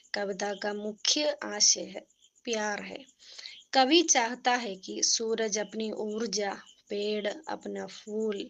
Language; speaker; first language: Hindi; non-native, local second language; Malayalam